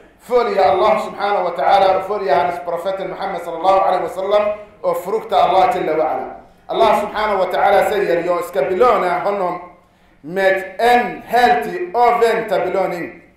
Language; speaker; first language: Swedish; non-native, fluent; Arabic